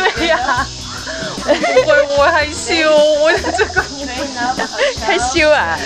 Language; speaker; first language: Chinese; non-native, learner; Thai